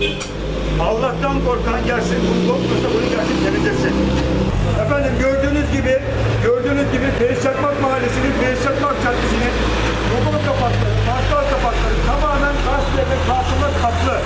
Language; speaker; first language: Turkish; native; Turkish